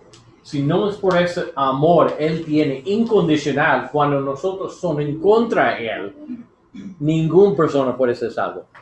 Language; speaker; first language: Spanish; non-native, learner; English